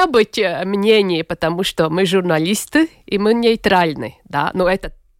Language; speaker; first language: Russian; non-native, local second language; Latvian